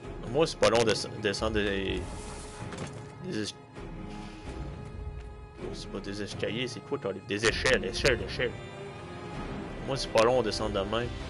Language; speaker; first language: French; native; French